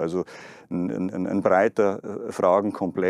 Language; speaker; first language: German; native; German